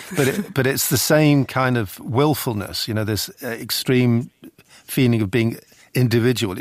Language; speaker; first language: English; native; English